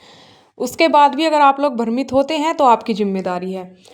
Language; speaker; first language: Hindi; native; Hindi